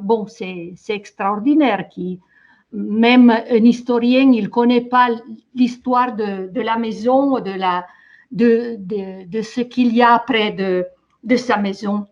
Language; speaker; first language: French; non-native, fluent; Italian